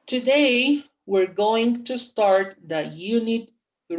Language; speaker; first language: English; non-native, fluent; Spanish